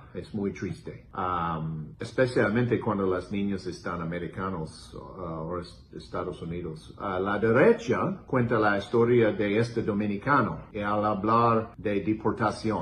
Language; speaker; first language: Spanish; non-native, learner; English